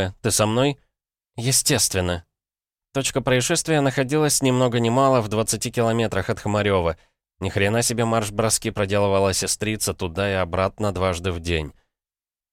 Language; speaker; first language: Russian; native; Russian